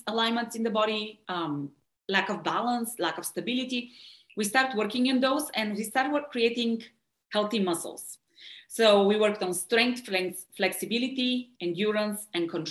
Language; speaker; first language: English; non-native, fluent; Bulgarian